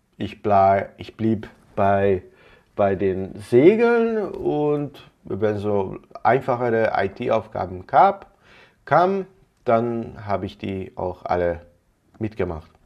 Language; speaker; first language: German; non-native, fluent; Hungarian